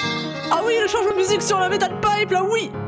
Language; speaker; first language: French; native; French